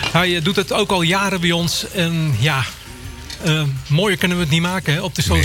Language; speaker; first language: Dutch; native; Dutch